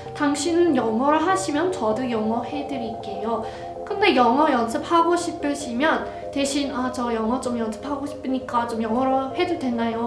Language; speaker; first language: Korean; non-native, fluent; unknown